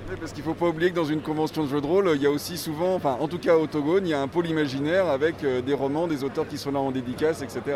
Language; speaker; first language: French; native; French